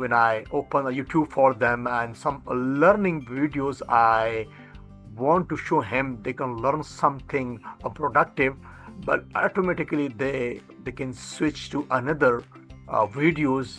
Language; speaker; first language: English; non-native, fluent; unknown